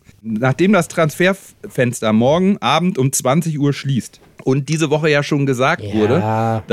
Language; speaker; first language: German; native; German